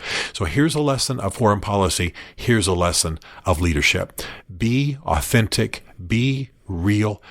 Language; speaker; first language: English; native; English